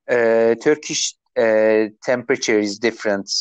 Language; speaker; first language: English; non-native, learner; Turkish